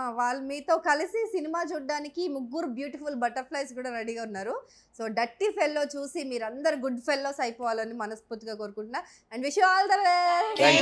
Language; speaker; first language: Telugu; native; Telugu